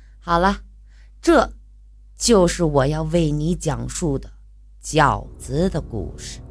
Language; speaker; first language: Chinese; native; Chinese